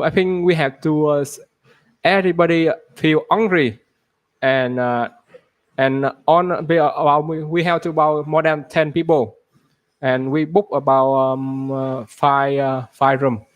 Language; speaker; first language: English; non-native, learner; Vietnamese